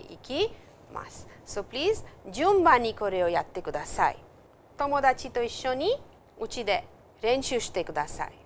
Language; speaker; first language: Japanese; non-native, fluent; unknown